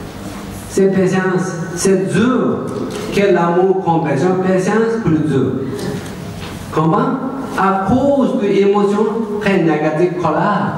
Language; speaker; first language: French; non-native, learner; Tibetan